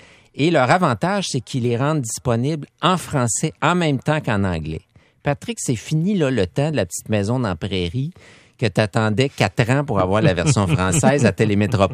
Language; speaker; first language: French; native; French